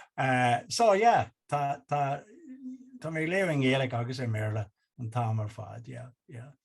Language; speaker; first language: Irish; non-native, local second language; English